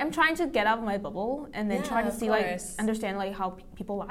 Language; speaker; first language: English; non-native, fluent; Vietnamese